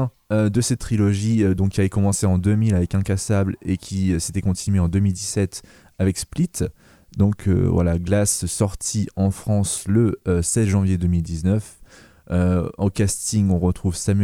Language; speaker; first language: French; native; French